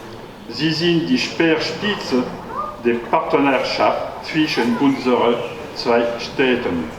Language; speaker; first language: German; non-native, learner; French